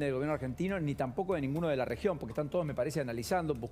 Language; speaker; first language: Spanish; native; Spanish